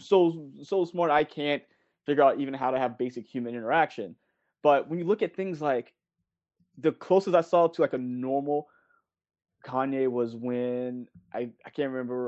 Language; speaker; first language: English; native; English